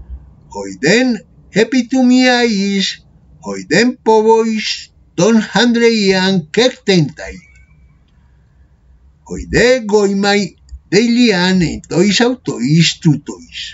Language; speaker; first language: Greek; non-native, learner; Spanish